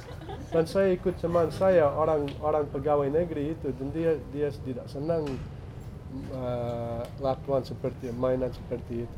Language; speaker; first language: Indonesian; non-native, fluent; English